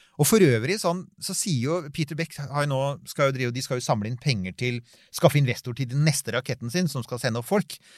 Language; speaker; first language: Norwegian; native; Norwegian